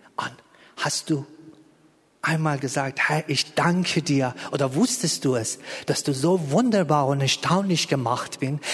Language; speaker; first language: German; non-native, fluent; Persian